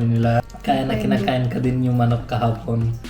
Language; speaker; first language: Filipino; non-native, learner; Punjabi